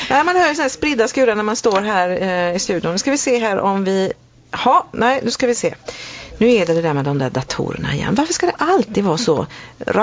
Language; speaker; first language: Swedish; native; Swedish